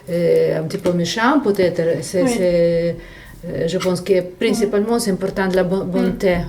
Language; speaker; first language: French; non-native, fluent; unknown